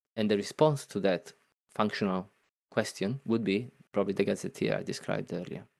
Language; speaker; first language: English; non-native, fluent; Italian